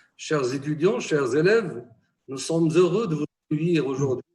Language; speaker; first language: French; non-native, local second language; Arabic